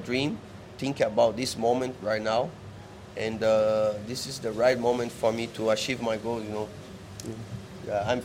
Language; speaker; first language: English; non-native, learner; Portuguese